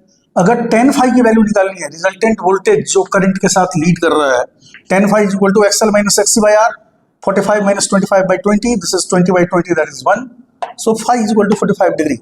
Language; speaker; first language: Hindi; native; Hindi